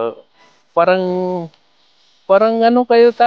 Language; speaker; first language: Filipino; non-native, learner; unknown